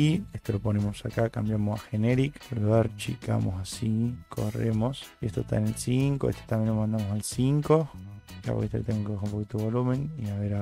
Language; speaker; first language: Spanish; native; Spanish